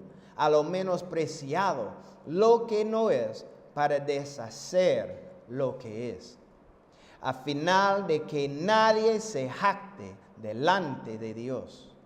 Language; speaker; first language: Spanish; non-native, fluent; English